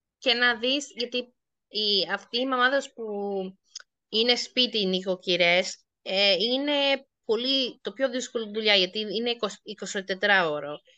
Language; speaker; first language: Greek; native; Greek